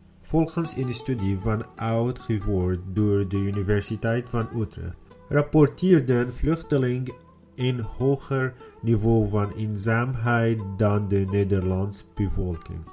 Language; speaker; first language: Dutch; non-native, learner; Arabic